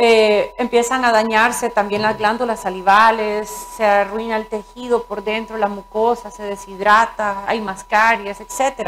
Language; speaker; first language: Spanish; native; Spanish